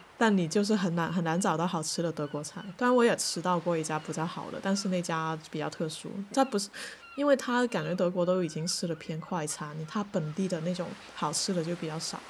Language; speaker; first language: Chinese; non-native, local second language; Cantonese